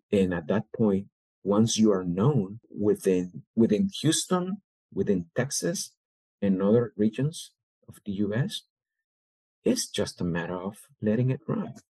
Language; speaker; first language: English; early bilingual, other home language; Spanish